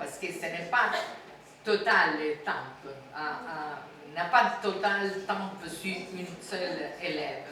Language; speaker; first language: French; non-native, fluent; Italian